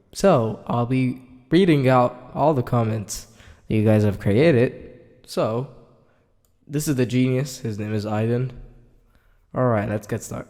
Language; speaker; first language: English; native; English